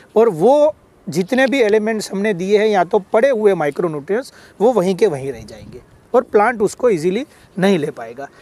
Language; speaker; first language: Hindi; non-native, local second language; Gujarati